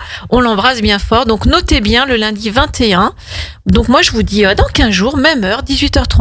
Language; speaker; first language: French; native; French